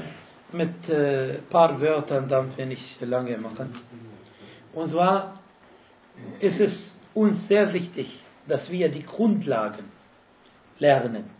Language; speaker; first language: German; non-native, fluent; Arabic